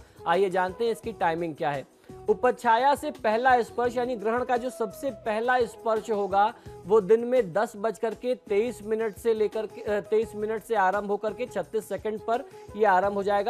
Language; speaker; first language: Hindi; native; Hindi